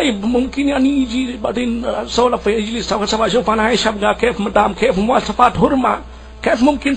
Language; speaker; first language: Arabic; non-native, learner; Urdu